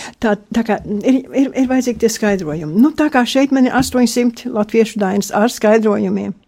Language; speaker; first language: Latvian; early bilingual, heritage; Latvian